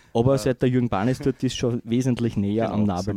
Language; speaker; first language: German; native; German